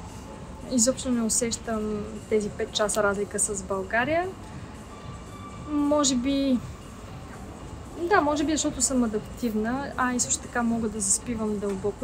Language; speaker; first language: Bulgarian; native; Bulgarian